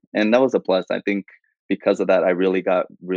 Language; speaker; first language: English; native; English